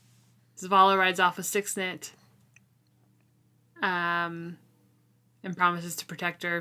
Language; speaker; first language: English; native; English